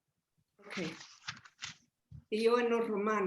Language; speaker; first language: Spanish; early bilingual, heritage; English